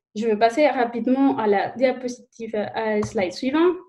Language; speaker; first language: French; non-native, fluent; Spanish